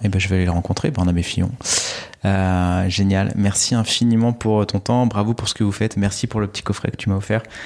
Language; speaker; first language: French; native; French